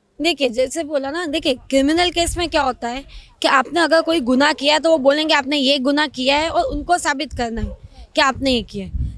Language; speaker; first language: Hindi; non-native, local second language; Gujarati